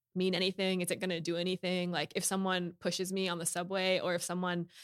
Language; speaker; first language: English; native; English